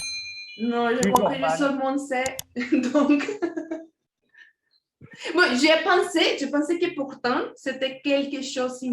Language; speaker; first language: French; non-native, fluent; Spanish